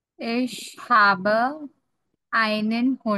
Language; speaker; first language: German; non-native, learner; Marathi